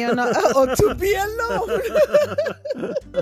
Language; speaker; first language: English; non-native, fluent; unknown